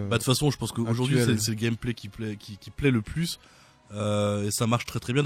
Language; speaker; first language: French; native; French